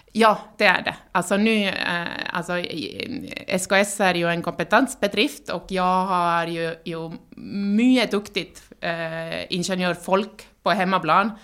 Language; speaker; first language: Norwegian; non-native, fluent; Estonian